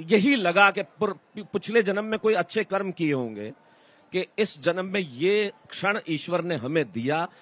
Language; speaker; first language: Hindi; native; Hindi